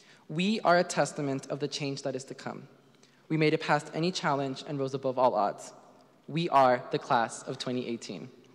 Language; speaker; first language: English; early bilingual, other home language; Spanish